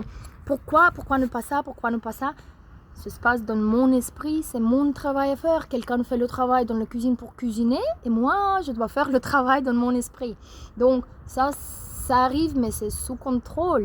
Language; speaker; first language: French; non-native, fluent; Russian